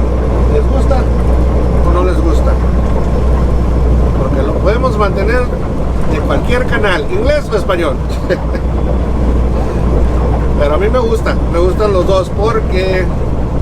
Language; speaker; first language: Spanish; early bilingual, heritage; Spanish